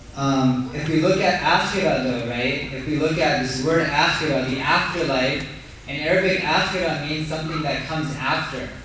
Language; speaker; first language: English; native; English